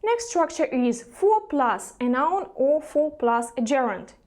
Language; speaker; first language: English; non-native, fluent; Russian